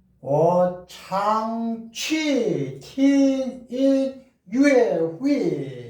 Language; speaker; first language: Chinese; non-native, learner; Korean